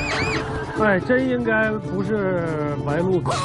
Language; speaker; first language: Chinese; native; Chinese